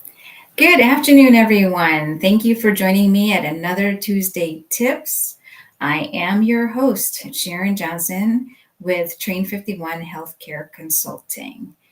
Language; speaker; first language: English; native; English